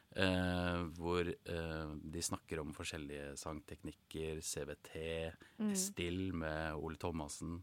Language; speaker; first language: Norwegian; native; Norwegian